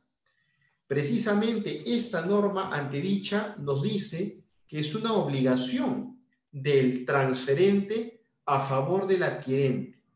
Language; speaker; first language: Spanish; native; Spanish